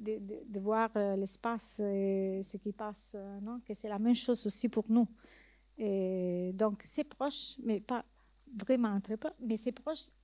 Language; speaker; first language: French; non-native, learner; Italian